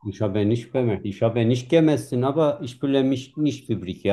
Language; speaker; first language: German; non-native, fluent; Turkish